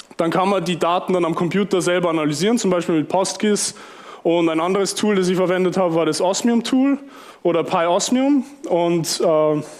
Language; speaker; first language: German; native; German